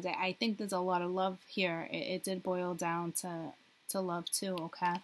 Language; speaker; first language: English; native; English